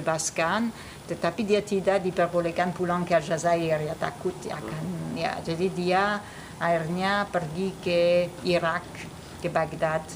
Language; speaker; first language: Indonesian; non-native, fluent; French